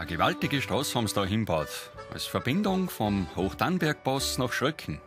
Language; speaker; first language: German; native; German